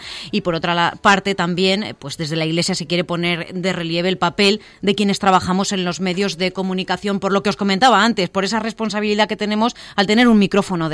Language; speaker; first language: Spanish; native; Spanish